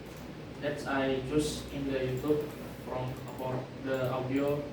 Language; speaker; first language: English; non-native, learner; Indonesian